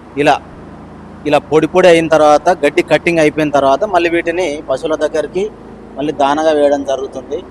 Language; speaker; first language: Telugu; native; Telugu